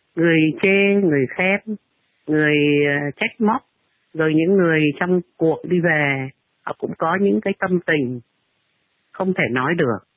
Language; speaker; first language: Vietnamese; native; Vietnamese